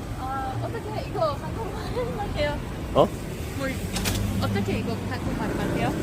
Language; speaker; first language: Korean; non-native, learner; Russian